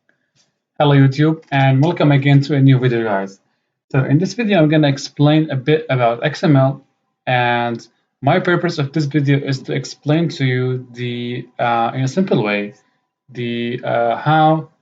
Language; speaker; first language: English; non-native, fluent; Arabic